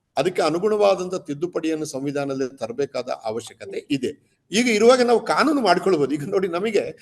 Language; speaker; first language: Kannada; native; Kannada